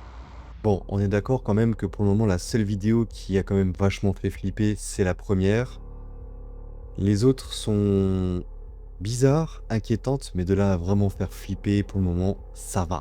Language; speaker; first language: French; native; French